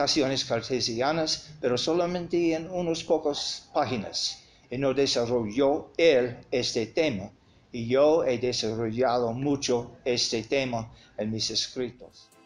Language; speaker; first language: Spanish; non-native, fluent; English